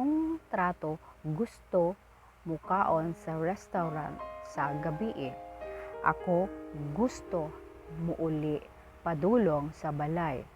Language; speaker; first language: Cebuano; non-native, learner; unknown